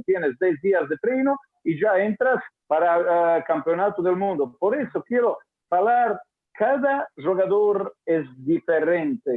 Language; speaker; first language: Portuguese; non-native, learner; Croatian